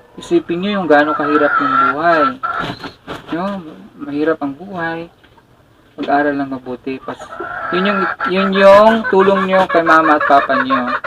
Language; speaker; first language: Filipino; non-native, local second language; Cebuano